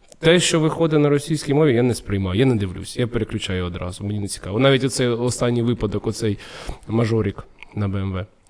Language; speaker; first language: Ukrainian; non-native, local second language; Russian